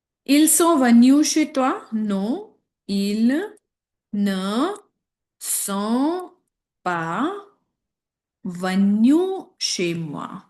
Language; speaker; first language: French; non-native, fluent; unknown